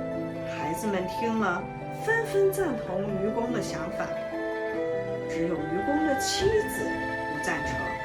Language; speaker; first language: Chinese; native; Chinese